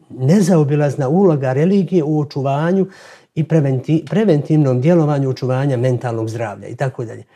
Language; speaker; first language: Bosnian; native; Bosnian